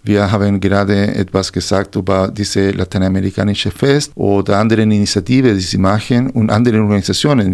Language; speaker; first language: German; non-native, fluent; Spanish